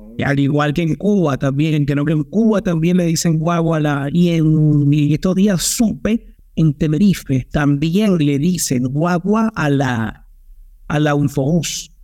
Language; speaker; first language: Spanish; native; Spanish